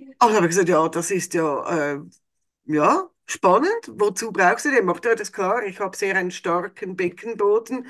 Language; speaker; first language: German; native; German